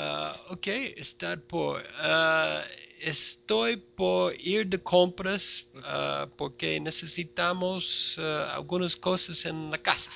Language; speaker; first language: Spanish; non-native, fluent; English